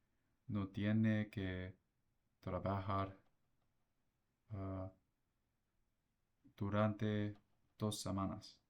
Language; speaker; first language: Spanish; non-native, learner; English